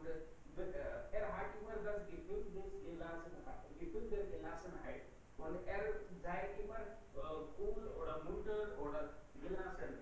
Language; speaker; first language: German; non-native, learner; Hindi